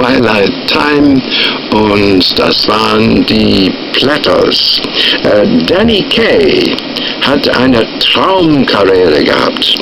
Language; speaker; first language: German; non-native, fluent; English